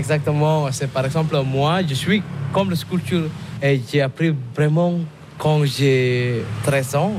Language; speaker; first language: French; non-native, learner; Balinese